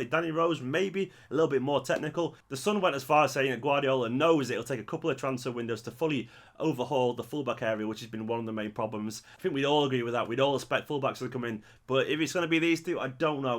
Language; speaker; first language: English; native; English